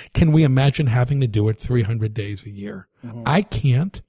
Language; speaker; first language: English; native; English